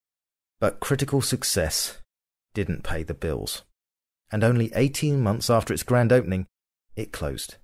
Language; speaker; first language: English; native; English